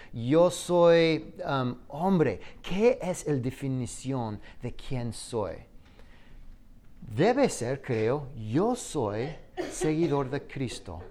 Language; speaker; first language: Spanish; non-native, fluent; English